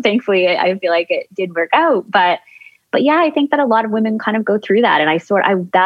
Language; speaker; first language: English; native; English